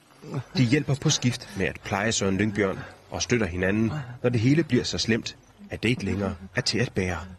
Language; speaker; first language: Danish; native; Danish